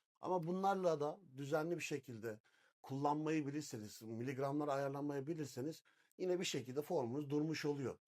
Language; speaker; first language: Turkish; native; Turkish